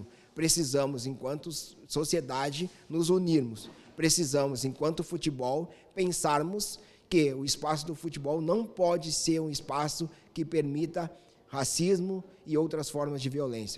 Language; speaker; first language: Portuguese; native; Portuguese